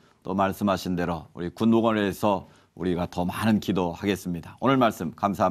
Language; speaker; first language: Korean; native; Korean